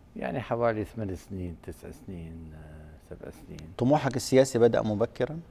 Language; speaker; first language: Arabic; native; Arabic